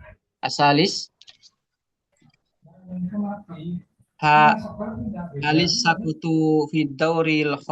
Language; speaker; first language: Arabic; non-native, learner; Indonesian